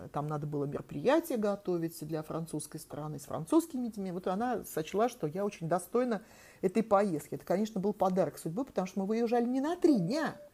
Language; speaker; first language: Russian; native; Russian